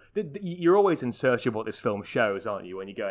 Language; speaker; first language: English; native; English